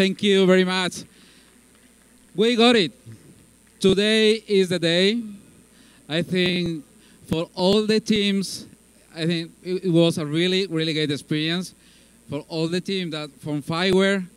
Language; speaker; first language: English; non-native, fluent; Spanish